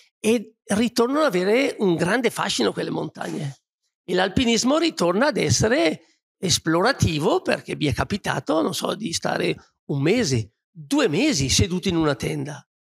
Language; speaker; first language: Italian; native; Italian